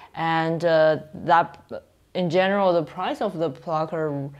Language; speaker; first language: English; non-native, fluent; Chinese